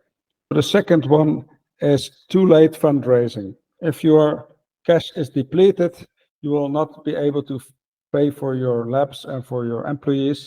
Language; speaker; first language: English; non-native, fluent; Dutch